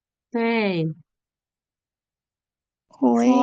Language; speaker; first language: Chinese; non-native, fluent; Indonesian